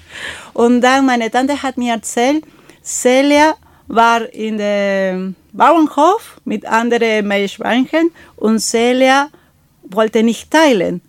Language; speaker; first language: German; non-native, fluent; Spanish